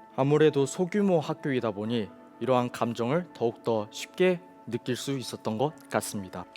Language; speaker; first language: Korean; early bilingual, other home language; Chinese